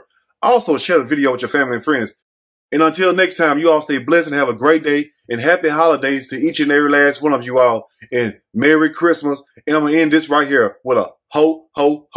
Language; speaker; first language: English; native; English